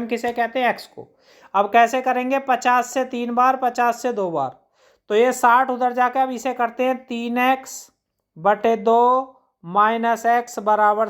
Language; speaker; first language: Hindi; native; Hindi